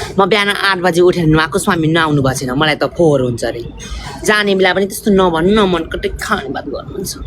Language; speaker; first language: Nepali; non-native, fluent; Burmese